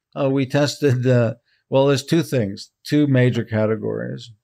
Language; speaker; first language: English; early bilingual, heritage; Hebrew